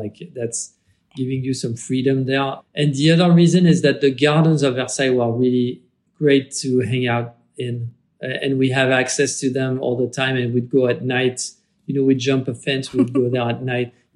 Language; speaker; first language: English; non-native, fluent; French